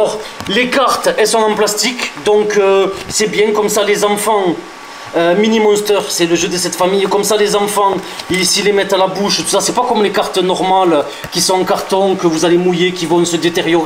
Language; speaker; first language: French; native; French